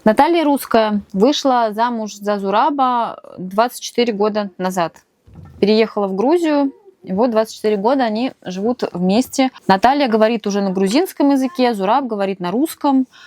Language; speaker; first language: Russian; native; Russian